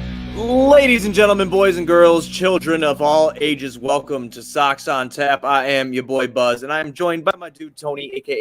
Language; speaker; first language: English; native; English